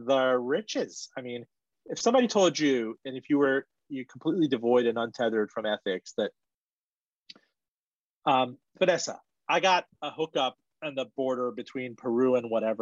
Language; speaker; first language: English; early bilingual, other home language; Persian